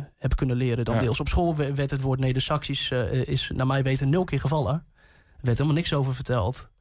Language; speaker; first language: Dutch; native; Dutch